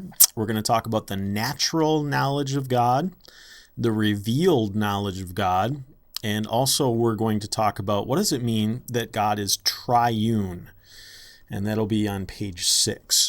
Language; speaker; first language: English; native; English